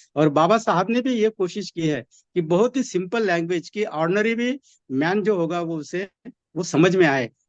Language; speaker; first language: Hindi; non-native, local second language; Marathi